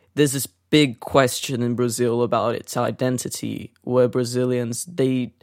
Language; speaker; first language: English; non-native, fluent; Portuguese